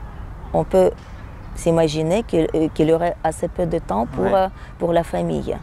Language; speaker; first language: French; non-native, fluent; Russian